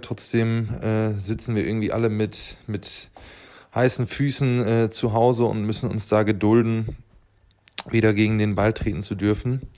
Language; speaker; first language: German; native; German